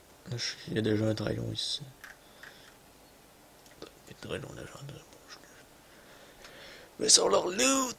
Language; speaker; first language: French; native; French